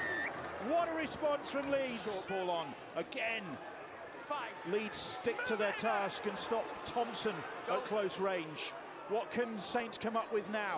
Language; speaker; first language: English; native; English